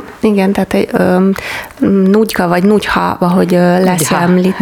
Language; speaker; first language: Hungarian; non-native, learner; Ukrainian